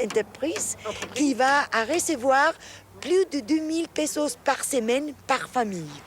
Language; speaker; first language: French; non-native, fluent; Spanish